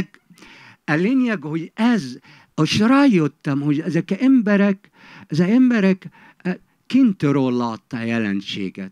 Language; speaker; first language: Hungarian; non-native, fluent; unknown